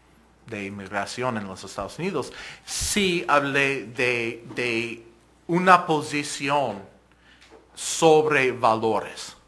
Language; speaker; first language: Spanish; non-native, fluent; English